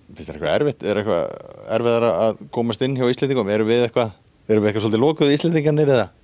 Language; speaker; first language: Icelandic; native; Icelandic